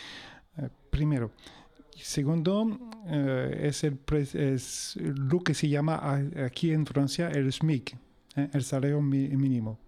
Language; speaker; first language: Spanish; non-native, fluent; French